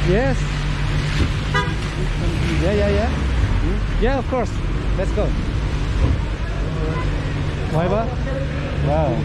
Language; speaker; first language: English; non-native, learner; Chinese